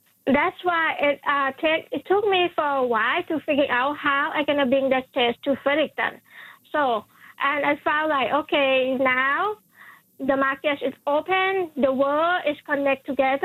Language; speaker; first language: English; non-native, fluent; Thai